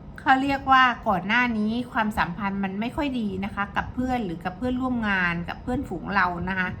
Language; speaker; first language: Thai; native; Thai